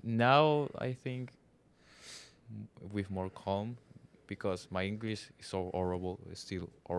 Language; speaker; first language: English; non-native, learner; Spanish